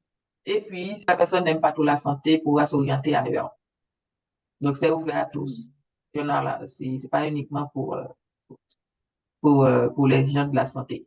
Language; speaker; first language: French; native; French